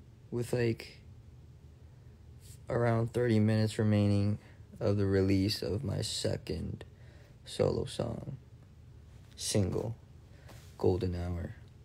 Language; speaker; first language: English; early bilingual, other home language; Korean